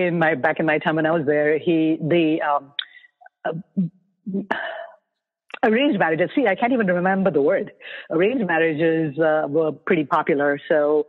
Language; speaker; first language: English; non-native, local second language; Bangla